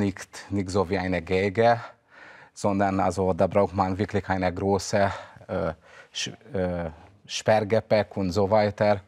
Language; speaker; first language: German; non-native, fluent; Hungarian